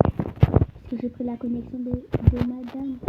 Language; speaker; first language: French; native; French